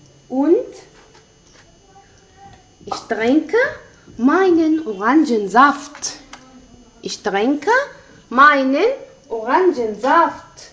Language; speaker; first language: German; non-native, fluent; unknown